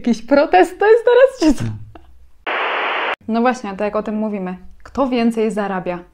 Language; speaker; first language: Polish; native; Polish